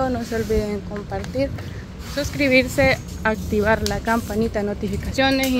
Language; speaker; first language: Spanish; native; Spanish